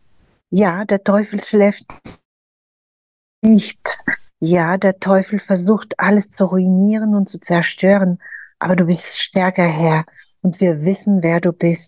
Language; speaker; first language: German; non-native, fluent; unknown